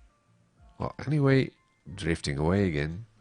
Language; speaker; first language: English; non-native, fluent; Dutch